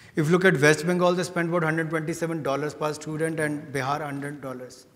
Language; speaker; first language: English; non-native, local second language; Hindi